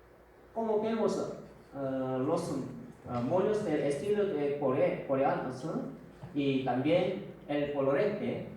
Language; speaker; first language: Spanish; non-native, fluent; Korean